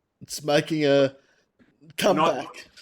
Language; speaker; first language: English; native; English